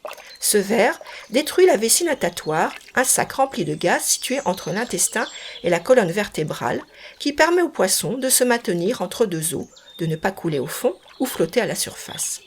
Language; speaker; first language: French; native; French